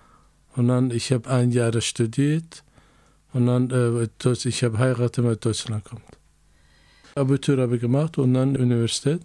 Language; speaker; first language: German; non-native, learner; Azerbaijani